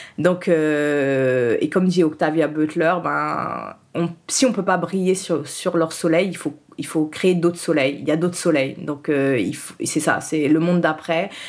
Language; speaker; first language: French; early bilingual, other home language; Haitian Creole